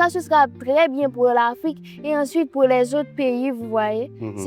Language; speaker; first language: French; non-native, local second language; Haitian Creole